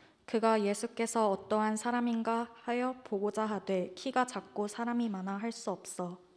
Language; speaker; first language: Korean; native; Korean